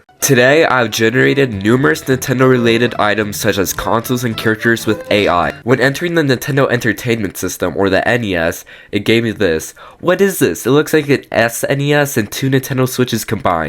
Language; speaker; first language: English; native; English